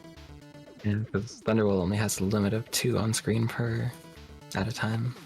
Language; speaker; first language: English; native; English